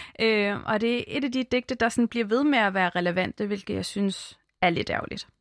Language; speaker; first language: Danish; early bilingual, other home language; Arabic